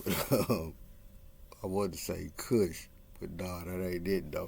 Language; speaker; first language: English; native; English